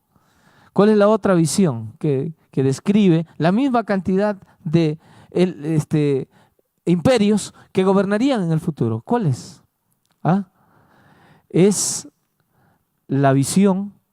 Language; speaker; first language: Spanish; native; Spanish